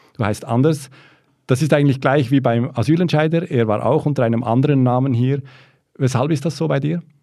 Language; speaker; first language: German; native; German